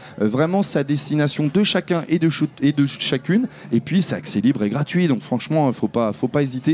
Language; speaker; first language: French; native; French